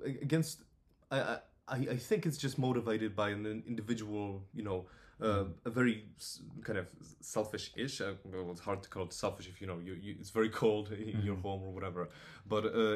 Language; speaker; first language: English; non-native, fluent; Polish